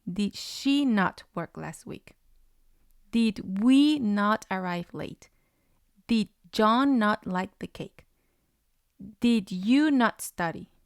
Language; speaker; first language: English; non-native, fluent; Spanish